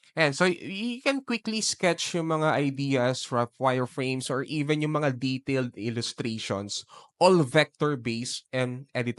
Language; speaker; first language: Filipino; native; Filipino